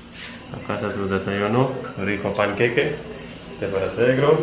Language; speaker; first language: Spanish; non-native, learner; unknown